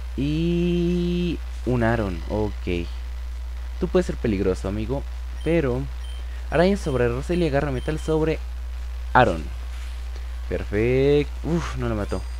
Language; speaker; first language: Spanish; native; Spanish